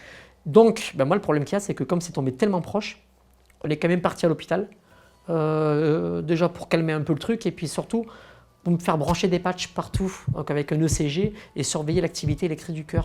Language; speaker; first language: French; native; French